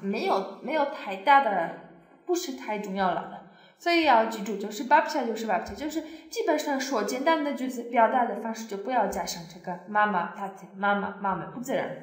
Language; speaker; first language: Chinese; non-native, fluent; Polish